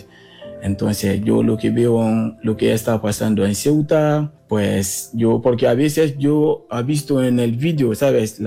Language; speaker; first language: Spanish; non-native, fluent; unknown